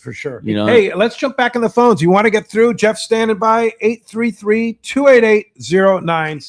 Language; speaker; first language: English; native; English